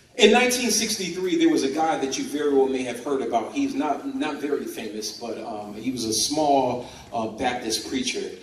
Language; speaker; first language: English; native; English